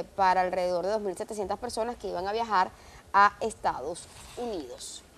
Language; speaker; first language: Spanish; native; Spanish